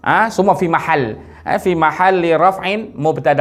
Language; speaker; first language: Arabic; non-native, fluent; Malay